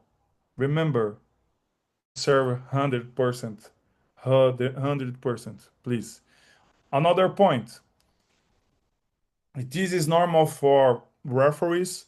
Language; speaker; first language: English; non-native, learner; Portuguese